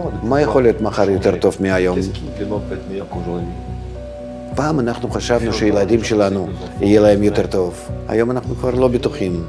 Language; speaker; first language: Hebrew; non-native, fluent; Russian